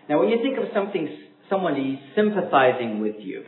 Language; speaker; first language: English; non-native, local second language; Afrikaans